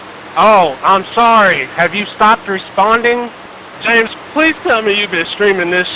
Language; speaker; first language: English; native; English